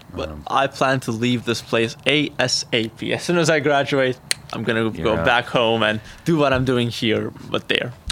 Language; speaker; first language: English; non-native, fluent; Azerbaijani